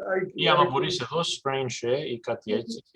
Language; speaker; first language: Greek; early bilingual, heritage; English